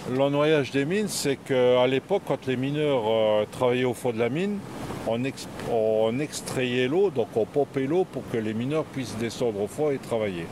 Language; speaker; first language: French; native; French